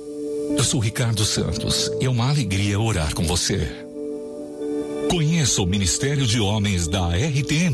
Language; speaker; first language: Portuguese; native; Portuguese